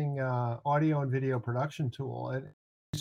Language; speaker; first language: English; native; English